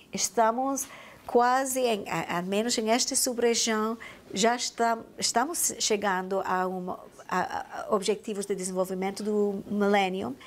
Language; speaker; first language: Portuguese; non-native, fluent; Spanish